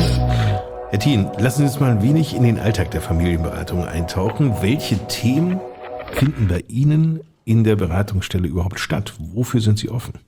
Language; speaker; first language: German; native; German